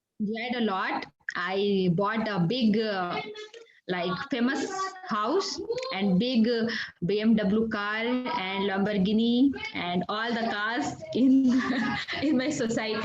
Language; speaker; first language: English; non-native, learner; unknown